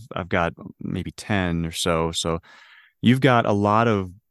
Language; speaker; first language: English; native; English